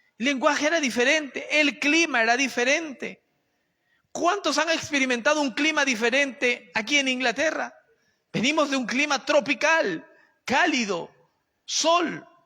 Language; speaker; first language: Spanish; native; Spanish